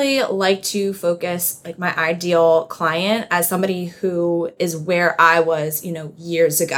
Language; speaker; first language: English; native; English